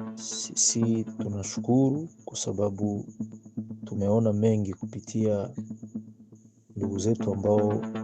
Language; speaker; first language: Swahili; native; Swahili